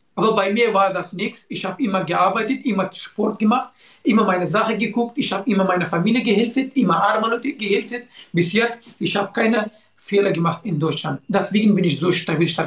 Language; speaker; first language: German; non-native, learner; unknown